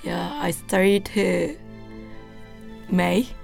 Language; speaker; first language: English; non-native, learner; Japanese